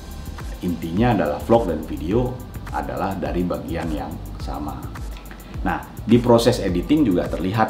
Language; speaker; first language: Indonesian; native; Indonesian